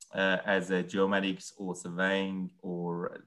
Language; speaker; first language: English; non-native, fluent; Persian